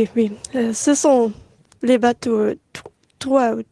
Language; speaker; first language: French; non-native, learner; German